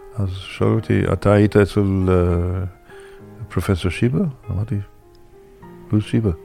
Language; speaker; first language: Hebrew; non-native, fluent; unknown